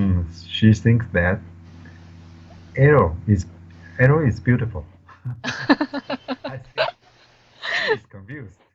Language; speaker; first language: English; non-native, learner; Chinese